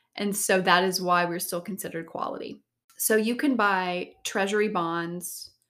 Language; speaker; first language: English; native; English